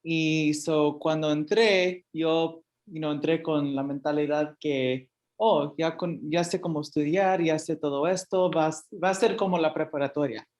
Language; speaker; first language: Spanish; early bilingual, heritage; Spanish